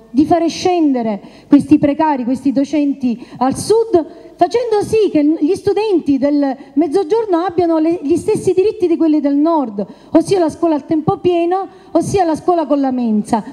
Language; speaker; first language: Italian; native; Italian